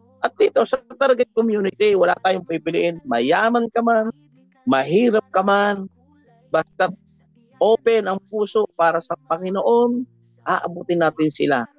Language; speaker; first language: Filipino; native; Filipino